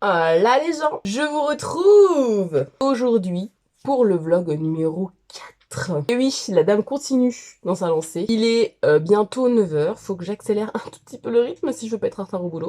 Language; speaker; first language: French; native; French